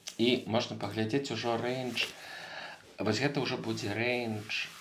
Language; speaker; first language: Belarusian; non-native, local second language; Russian